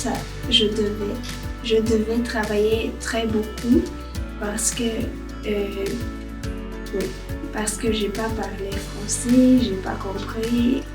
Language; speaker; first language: French; non-native, learner; Lithuanian